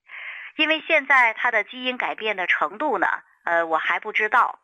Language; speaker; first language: Chinese; native; Chinese